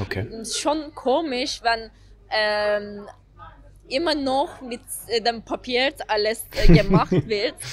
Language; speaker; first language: German; non-native, fluent; Turkish